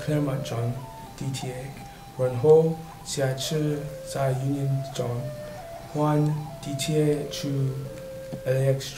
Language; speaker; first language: Chinese; non-native, learner; English